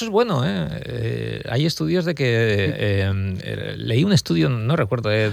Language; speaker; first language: Spanish; native; Spanish